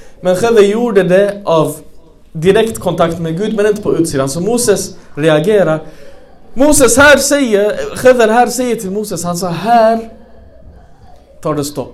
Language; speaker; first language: Swedish; non-native, fluent; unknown